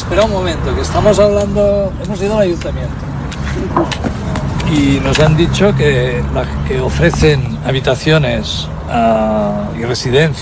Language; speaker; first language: Spanish; native; Spanish